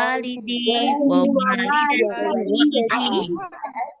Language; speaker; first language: Arabic; non-native, learner; Indonesian